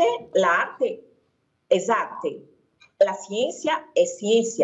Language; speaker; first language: Spanish; non-native, fluent; Portuguese